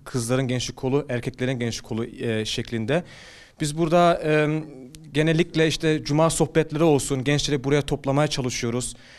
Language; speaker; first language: Turkish; early bilingual, heritage; Turkish